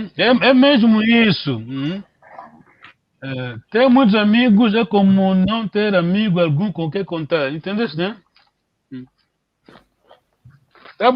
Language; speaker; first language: Portuguese; non-native, fluent; Kongo